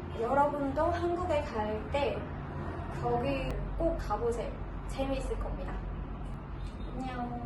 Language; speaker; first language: Korean; non-native, learner; Burmese